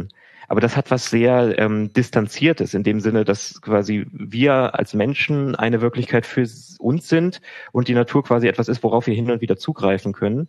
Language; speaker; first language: German; native; German